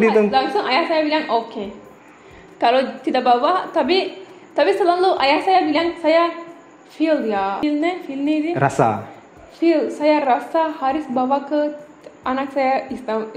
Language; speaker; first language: Indonesian; non-native, learner; Turkish